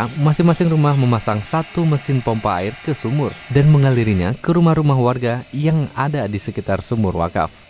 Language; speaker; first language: Indonesian; native; Indonesian